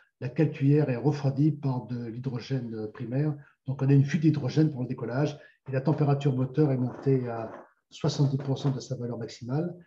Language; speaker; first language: French; native; French